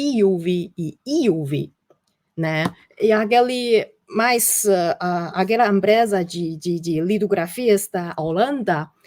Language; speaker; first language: Portuguese; non-native, fluent; Chinese